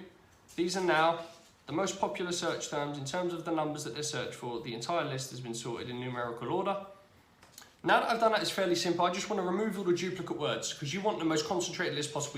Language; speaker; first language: English; native; English